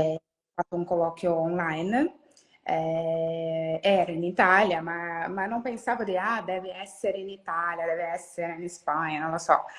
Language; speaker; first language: Italian; non-native, learner; Portuguese